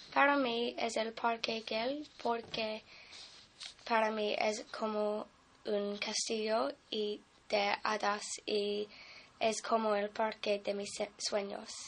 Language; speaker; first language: Spanish; non-native, fluent; English